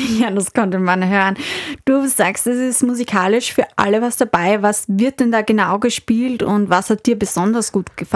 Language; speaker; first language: German; native; German